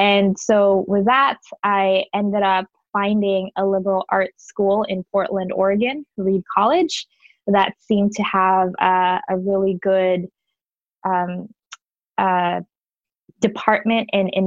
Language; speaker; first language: English; non-native, local second language; Filipino